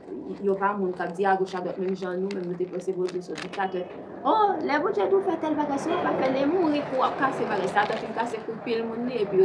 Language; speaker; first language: French; non-native, local second language; Haitian Creole